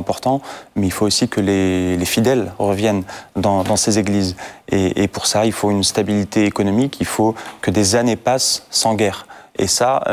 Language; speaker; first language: French; non-native, fluent; Assyrian Neo-Aramaic